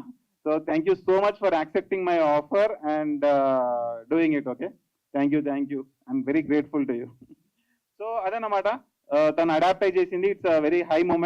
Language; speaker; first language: Telugu; native; Telugu